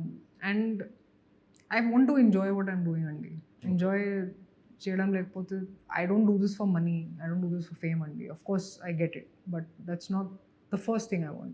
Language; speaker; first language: Telugu; non-native, local second language; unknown